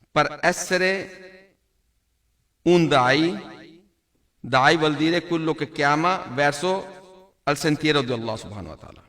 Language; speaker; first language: Italian; non-native, learner; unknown